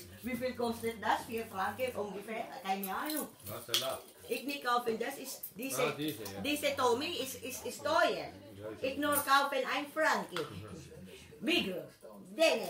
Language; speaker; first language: German; non-native, learner; Filipino